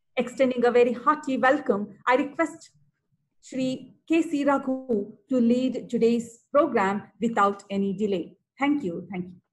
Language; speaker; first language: English; non-native, local second language; Kannada